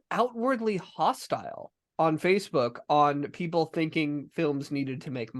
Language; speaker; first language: English; native; English